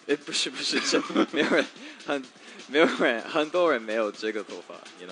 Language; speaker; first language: Chinese; non-native, learner; English